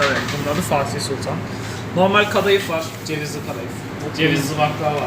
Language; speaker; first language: Turkish; native; Turkish